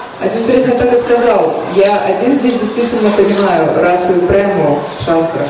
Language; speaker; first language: Russian; native; Russian